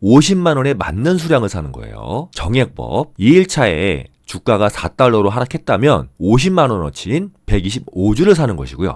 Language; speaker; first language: Korean; native; Korean